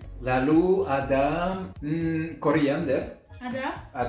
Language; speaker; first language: Indonesian; non-native, fluent; French